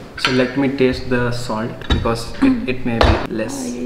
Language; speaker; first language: English; non-native, local second language; Hindi